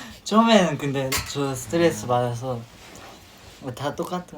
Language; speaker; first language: Korean; non-native, fluent; Japanese